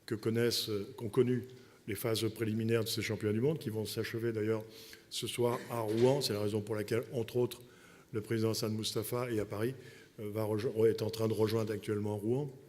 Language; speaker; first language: French; native; French